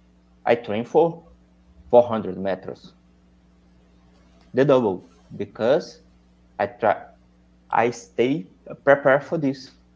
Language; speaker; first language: English; non-native, learner; Portuguese